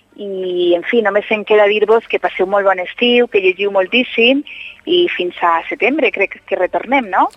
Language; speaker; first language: Catalan; native; Catalan